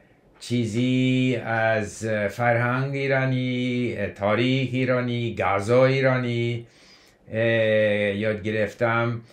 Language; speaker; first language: Persian; non-native, learner; English